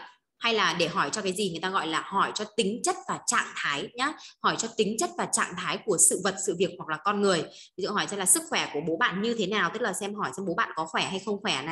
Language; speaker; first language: Vietnamese; native; Vietnamese